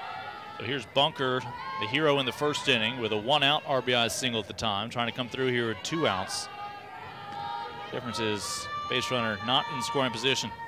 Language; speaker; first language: English; native; English